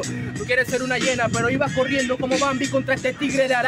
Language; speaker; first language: Spanish; native; Spanish